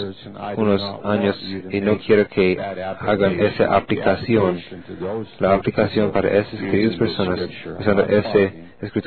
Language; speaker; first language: Spanish; non-native, learner; English